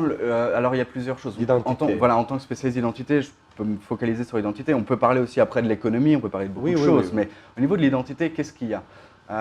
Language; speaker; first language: French; native; French